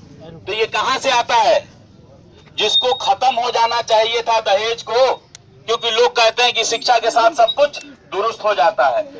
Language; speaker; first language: Hindi; non-native, local second language; Bhojpuri